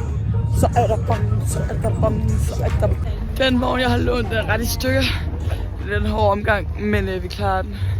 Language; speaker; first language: Danish; native; Danish